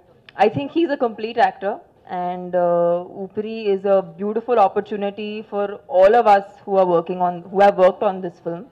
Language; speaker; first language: Telugu; non-native, local second language; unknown